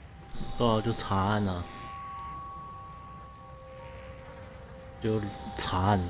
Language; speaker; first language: Chinese; native; Chinese